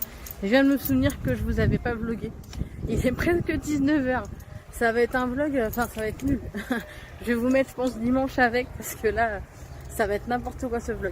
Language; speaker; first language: French; native; French